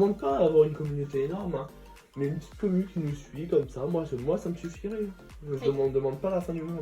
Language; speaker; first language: French; native; French